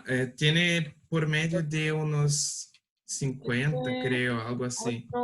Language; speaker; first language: Spanish; non-native, learner; Portuguese